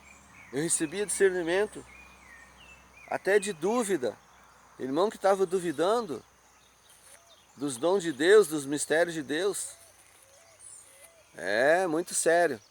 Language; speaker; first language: Portuguese; native; Portuguese